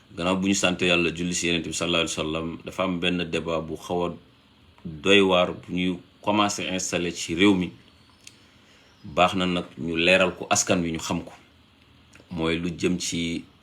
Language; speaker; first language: Wolof; non-native, local second language; Fula